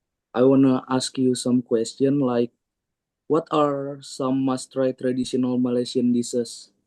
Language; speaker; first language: English; non-native, learner; Indonesian